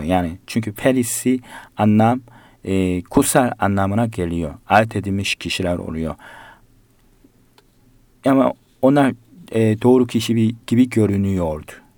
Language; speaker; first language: Turkish; non-native, learner; Korean